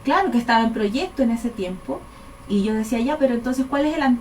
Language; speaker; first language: Spanish; native; Spanish